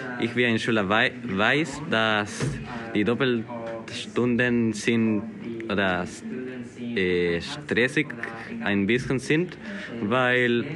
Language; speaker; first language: German; non-native, learner; Spanish